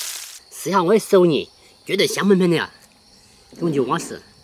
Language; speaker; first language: Chinese; native; Chinese